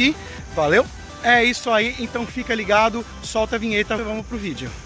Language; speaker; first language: Portuguese; native; Portuguese